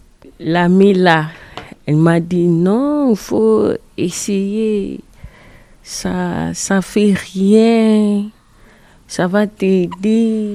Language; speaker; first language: French; non-native, learner; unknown